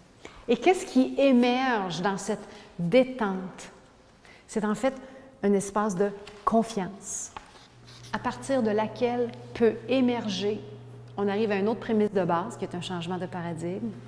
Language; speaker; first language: French; native; French